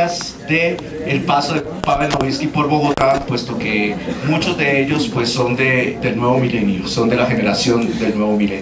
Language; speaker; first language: Spanish; native; Spanish